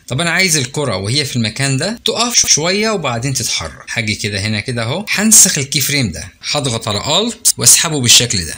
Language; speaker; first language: Arabic; native; Arabic